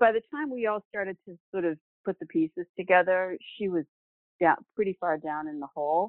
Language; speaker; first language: English; native; English